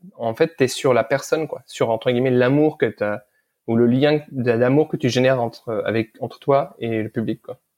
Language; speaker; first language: French; early bilingual, other home language; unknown